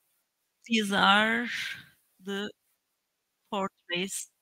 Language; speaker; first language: English; non-native, learner; Turkish